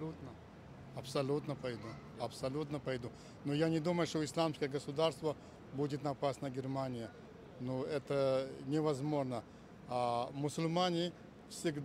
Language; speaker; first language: Russian; non-native, fluent; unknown